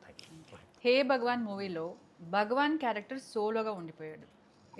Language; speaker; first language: Telugu; non-native, fluent; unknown